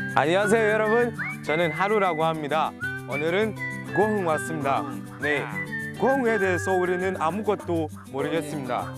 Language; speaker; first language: Korean; non-native, fluent; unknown